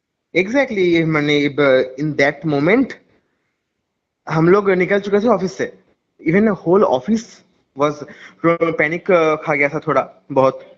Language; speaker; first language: Hindi; non-native, local second language; Bangla